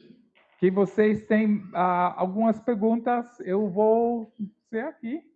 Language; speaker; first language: Portuguese; non-native, learner; English